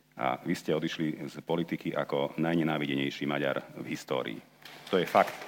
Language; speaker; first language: Slovak; non-native, local second language; Hungarian